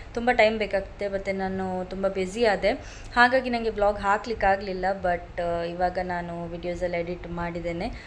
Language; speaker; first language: Kannada; non-native, local second language; Konkani